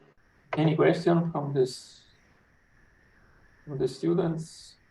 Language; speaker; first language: English; non-native, fluent; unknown